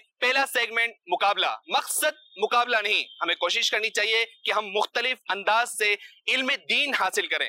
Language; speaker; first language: Urdu; native; Urdu